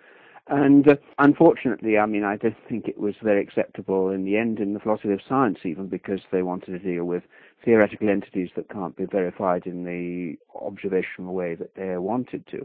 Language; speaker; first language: English; native; English